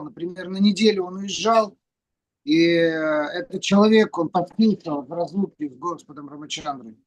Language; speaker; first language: Russian; native; Russian